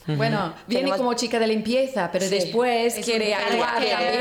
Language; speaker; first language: Spanish; non-native, learner; English